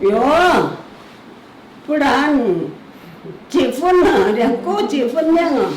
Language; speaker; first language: Chinese; non-native, local second language; Amis